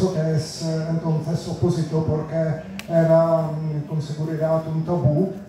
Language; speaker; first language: Spanish; non-native, fluent; Czech